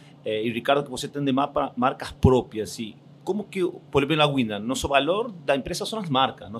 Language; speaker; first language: Portuguese; non-native, fluent; Spanish